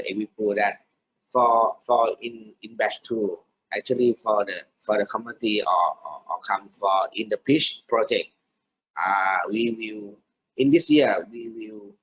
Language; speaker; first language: English; non-native, learner; Thai